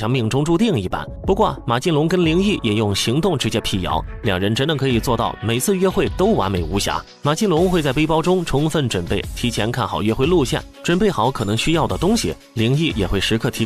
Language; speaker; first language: Chinese; native; Chinese